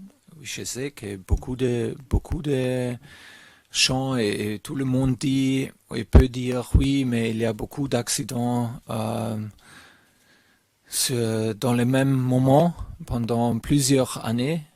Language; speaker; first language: French; non-native, learner; German